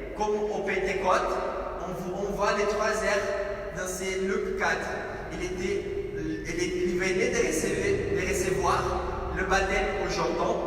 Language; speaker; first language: French; non-native, fluent; Portuguese